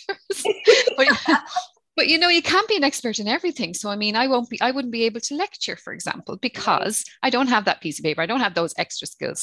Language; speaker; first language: English; native; English